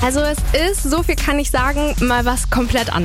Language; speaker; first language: German; native; German